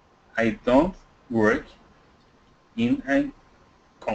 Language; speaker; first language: English; non-native, learner; Portuguese